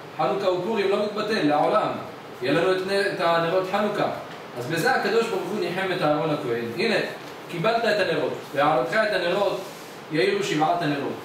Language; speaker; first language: Hebrew; native; Hebrew